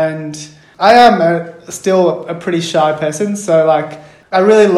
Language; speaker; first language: English; native; English